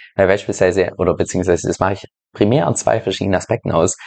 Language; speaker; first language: German; native; German